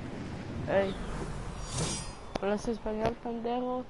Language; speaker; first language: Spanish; early bilingual, heritage; Spanish